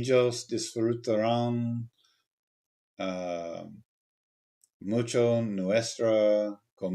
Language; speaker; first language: Spanish; non-native, learner; English